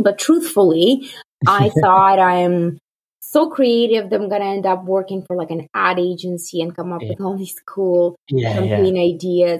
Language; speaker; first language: English; non-native, fluent; Russian